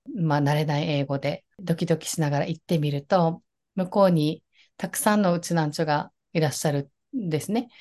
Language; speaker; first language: Japanese; native; Japanese